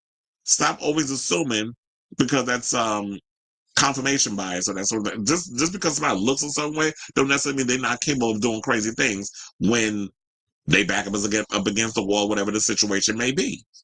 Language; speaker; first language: English; native; English